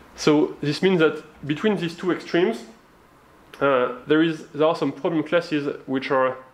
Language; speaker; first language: English; non-native, fluent; French